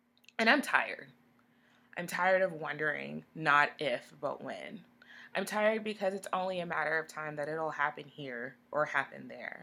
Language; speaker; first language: English; native; English